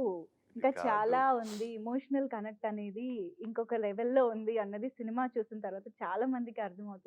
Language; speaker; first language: Telugu; native; Telugu